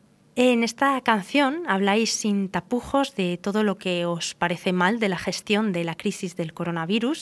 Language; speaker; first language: Spanish; native; Spanish